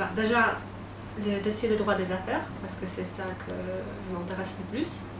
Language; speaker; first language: French; non-native, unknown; Polish